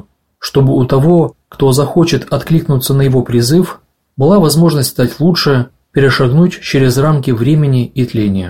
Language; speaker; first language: Russian; native; Russian